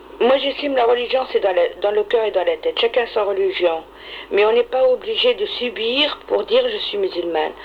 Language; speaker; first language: French; non-native, local second language; Arabic